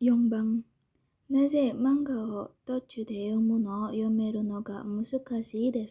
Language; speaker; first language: Japanese; non-native, learner; Indonesian